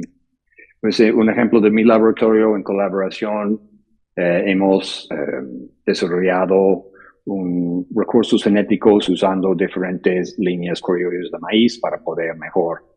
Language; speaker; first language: Spanish; non-native, fluent; English